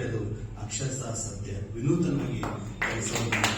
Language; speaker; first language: Kannada; native; Kannada